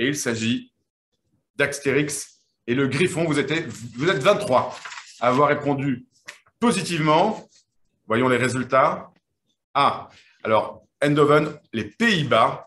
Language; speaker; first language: French; native; French